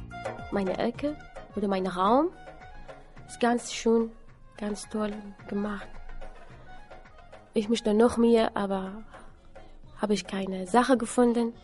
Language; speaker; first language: German; non-native, learner; Assyrian Neo-Aramaic